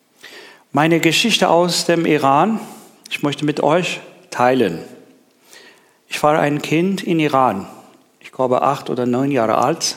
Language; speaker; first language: German; non-native, learner; Persian